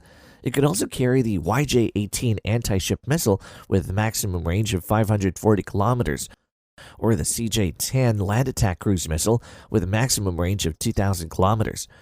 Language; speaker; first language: English; non-native, fluent; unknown